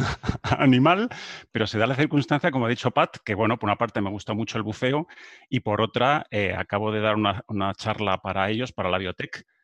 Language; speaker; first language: Spanish; native; Spanish